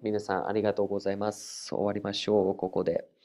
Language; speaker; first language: Japanese; non-native, fluent; English